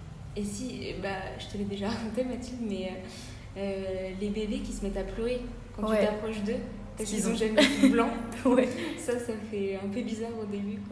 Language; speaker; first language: French; native; French